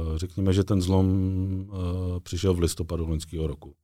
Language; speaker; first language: Czech; native; Czech